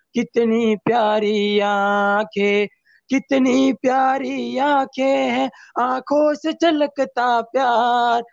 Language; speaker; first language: Hindi; native; Hindi